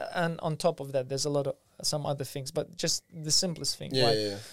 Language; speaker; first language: English; non-native, fluent; Lithuanian